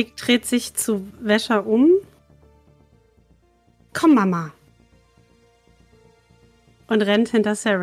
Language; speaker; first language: German; native; German